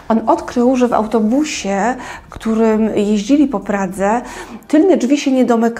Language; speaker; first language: Polish; native; Polish